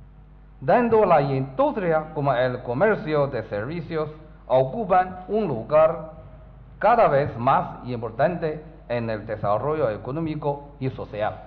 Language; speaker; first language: Spanish; non-native, learner; Chinese